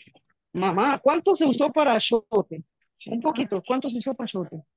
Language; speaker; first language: Spanish; native; Spanish